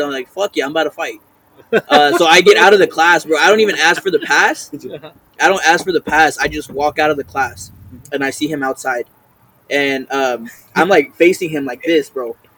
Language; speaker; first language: English; early bilingual, other home language; Spanish